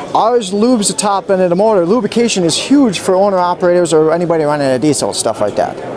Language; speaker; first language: English; native; English